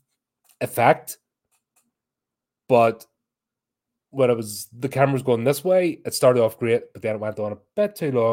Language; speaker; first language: English; native; English